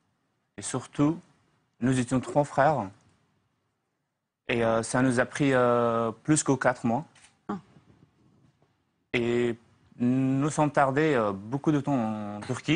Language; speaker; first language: French; non-native, learner; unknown